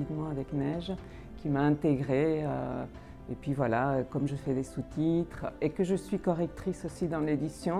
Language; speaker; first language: French; native; French